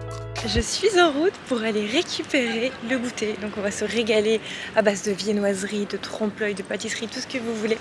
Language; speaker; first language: French; native; French